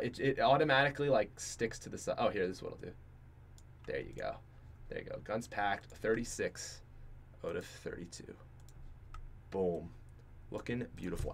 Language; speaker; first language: English; native; English